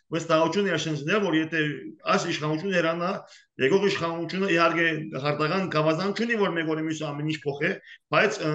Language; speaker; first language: Armenian; early bilingual, heritage; Armenian